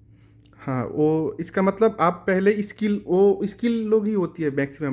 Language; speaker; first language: Hindi; non-native, learner; Bangla